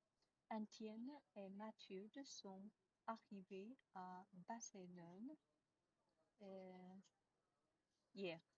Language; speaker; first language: French; non-native, learner; Chinese